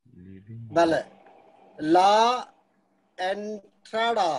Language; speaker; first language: Spanish; non-native, learner; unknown